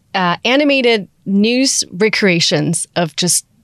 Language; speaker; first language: English; early bilingual, other home language; Chinese